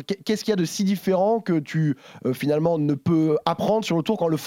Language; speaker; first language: French; native; French